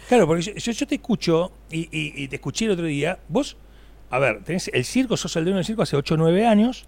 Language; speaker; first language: Spanish; native; Spanish